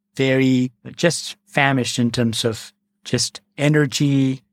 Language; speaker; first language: English; non-native, local second language; Malayalam